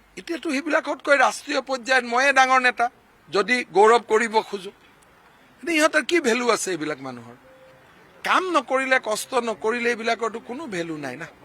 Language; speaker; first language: Assamese; native; Assamese